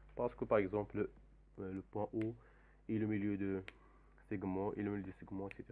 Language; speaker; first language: French; non-native, local second language; Arabic